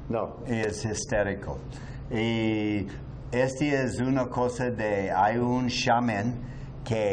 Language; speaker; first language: Spanish; non-native, learner; English